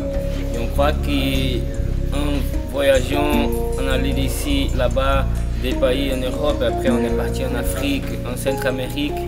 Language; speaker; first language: French; non-native, fluent; Portuguese